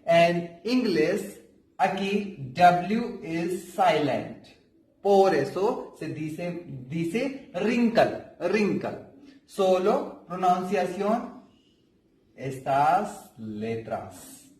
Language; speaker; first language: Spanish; non-native, fluent; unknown